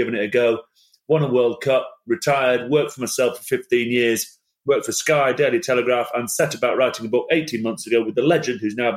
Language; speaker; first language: English; native; English